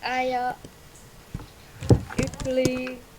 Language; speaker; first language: English; non-native, learner; Vietnamese